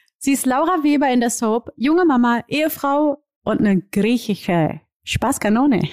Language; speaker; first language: German; early bilingual, other home language; Portuguese